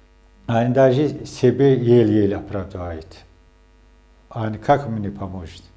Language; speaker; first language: Russian; non-native, learner; Azerbaijani